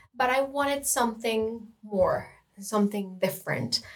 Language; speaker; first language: English; non-native, fluent; Spanish